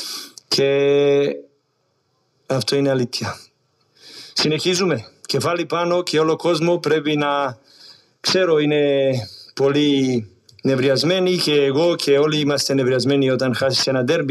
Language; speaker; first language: Greek; non-native, learner; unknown